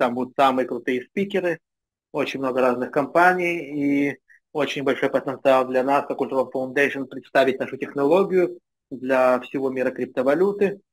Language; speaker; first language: Russian; non-native, fluent; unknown